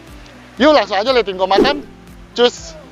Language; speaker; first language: Indonesian; native; Indonesian